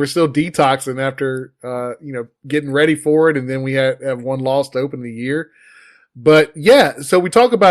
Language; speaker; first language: English; native; English